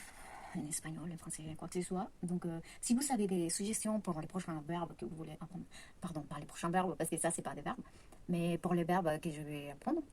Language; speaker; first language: French; non-native, fluent; Spanish